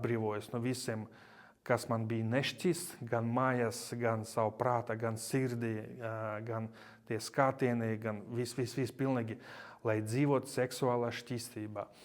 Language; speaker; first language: Latvian; non-native, local second language; Russian